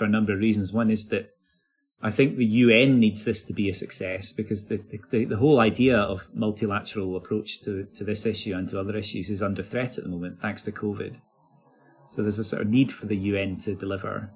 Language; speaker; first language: English; native; English